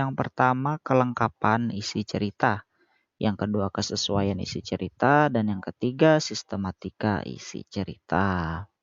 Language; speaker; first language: Indonesian; native; Indonesian